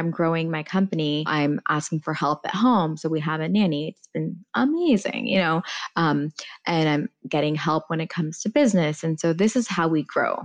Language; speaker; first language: English; early bilingual, other home language; Persian